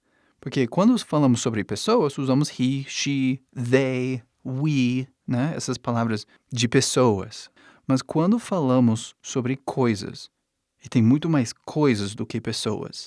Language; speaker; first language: Portuguese; non-native, fluent; English